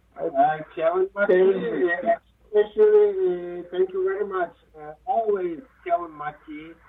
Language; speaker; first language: English; non-native, learner; Turkish